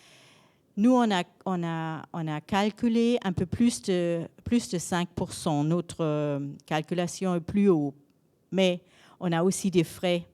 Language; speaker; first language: French; non-native, learner; German